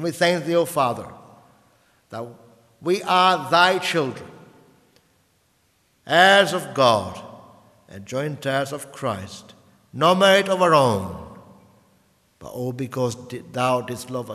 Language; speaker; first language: English; non-native, fluent; Italian